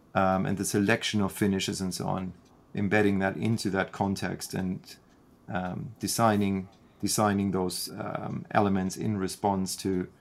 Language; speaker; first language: English; non-native, fluent; German